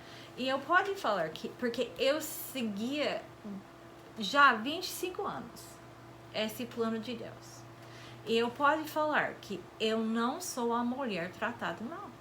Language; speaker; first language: Portuguese; non-native, fluent; English